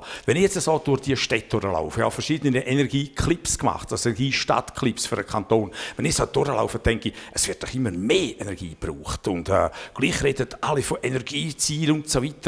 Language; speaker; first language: German; native; German